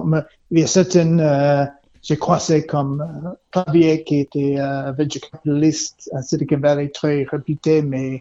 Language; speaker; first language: French; non-native, learner; English